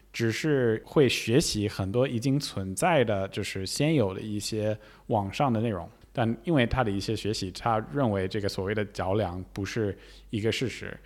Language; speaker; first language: Chinese; non-native, fluent; English